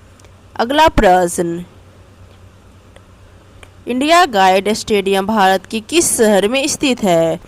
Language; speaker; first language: Hindi; native; Hindi